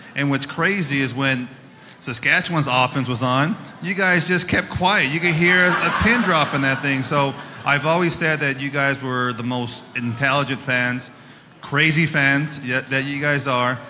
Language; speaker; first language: English; native; English